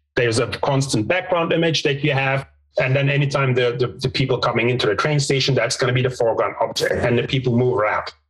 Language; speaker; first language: English; non-native, fluent; Turkish